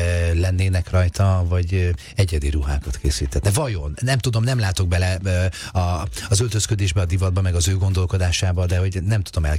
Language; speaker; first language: Hungarian; native; Hungarian